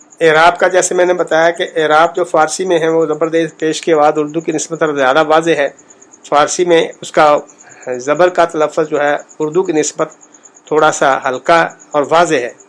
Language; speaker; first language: Urdu; native; Urdu